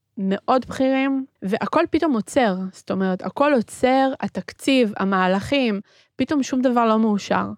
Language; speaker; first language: Hebrew; early bilingual, other home language; Spanish